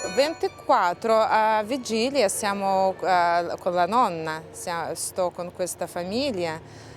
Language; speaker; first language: Italian; non-native, learner; Russian